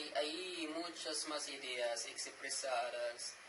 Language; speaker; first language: Spanish; non-native, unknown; Arabic